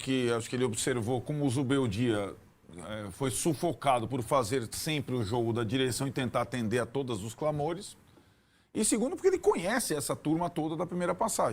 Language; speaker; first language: Portuguese; native; Portuguese